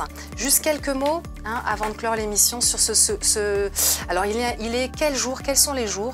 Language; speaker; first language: French; native; French